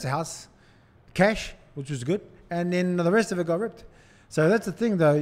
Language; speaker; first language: English; native; English